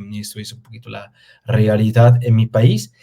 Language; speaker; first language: Spanish; non-native, fluent; German